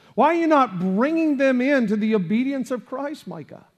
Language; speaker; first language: English; native; English